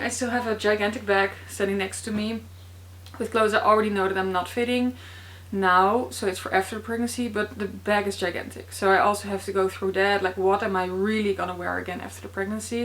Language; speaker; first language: English; non-native, fluent; Dutch